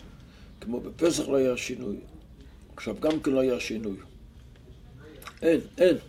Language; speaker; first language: Hebrew; non-native, local second language; Yiddish